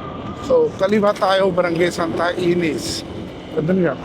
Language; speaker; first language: Filipino; non-native, learner; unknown